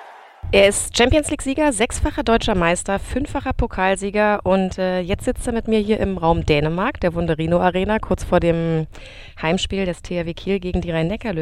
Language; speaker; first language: German; native; German